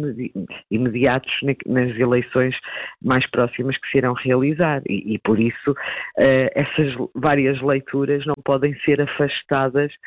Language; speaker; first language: Portuguese; native; Portuguese